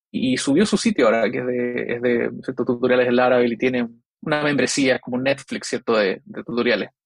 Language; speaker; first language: Spanish; native; Spanish